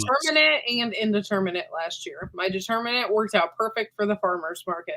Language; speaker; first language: English; native; English